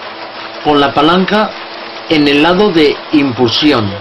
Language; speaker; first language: Spanish; native; Spanish